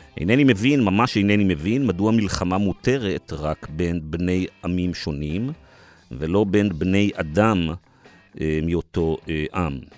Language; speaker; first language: Hebrew; native; Hebrew